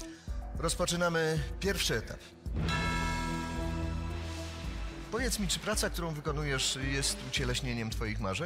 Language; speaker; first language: Polish; native; Polish